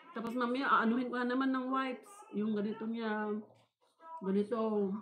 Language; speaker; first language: Filipino; native; Filipino